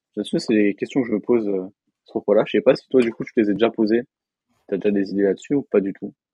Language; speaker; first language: French; native; French